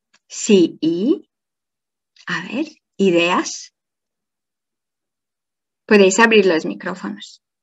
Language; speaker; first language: Spanish; non-native, fluent; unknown